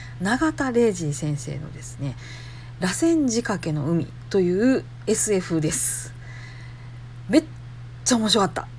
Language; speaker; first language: Japanese; native; Japanese